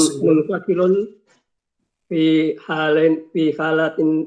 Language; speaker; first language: Arabic; non-native, learner; Indonesian